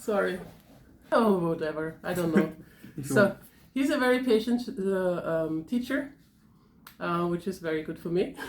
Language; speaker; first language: English; non-native, fluent; German